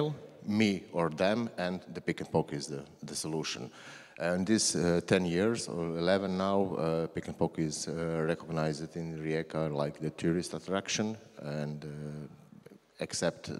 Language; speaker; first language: English; non-native, learner; Croatian